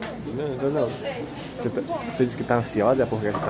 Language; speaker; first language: Portuguese; native; Portuguese